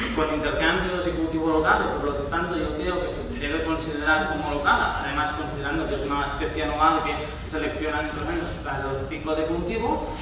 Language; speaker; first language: Spanish; non-native, local second language; Catalan